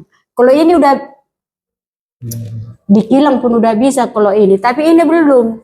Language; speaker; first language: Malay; non-native, local second language; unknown